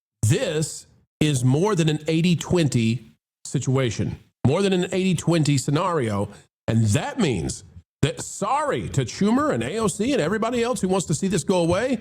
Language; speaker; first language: English; native; English